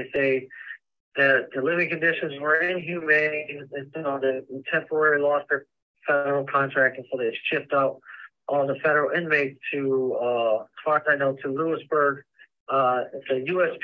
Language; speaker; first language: English; native; English